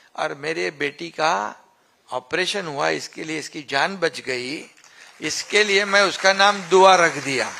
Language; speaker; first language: Hindi; non-native, local second language; Marathi